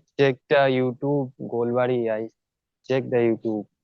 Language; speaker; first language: English; non-native, learner; Bangla